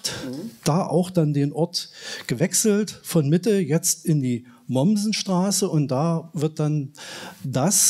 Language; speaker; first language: German; native; German